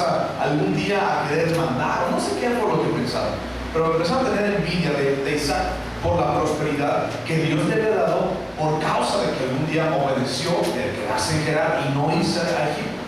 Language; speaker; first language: Spanish; native; Spanish